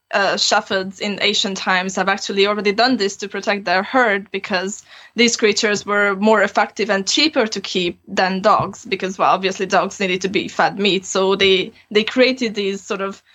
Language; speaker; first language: English; non-native, fluent; Romanian